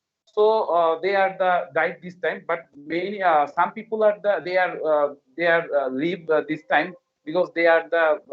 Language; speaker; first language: English; non-native, learner; Bangla